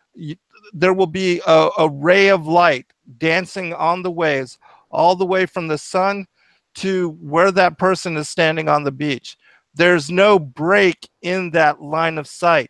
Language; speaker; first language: English; native; English